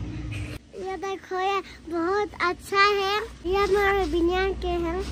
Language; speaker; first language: Hindi; non-native, local second language; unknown